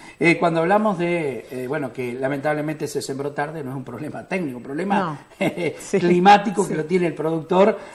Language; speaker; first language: Spanish; native; Spanish